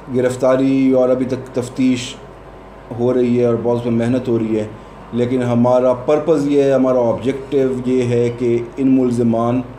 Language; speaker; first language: Urdu; non-native, local second language; Pashto